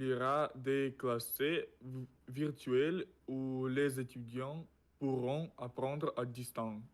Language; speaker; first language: French; non-native, learner; Russian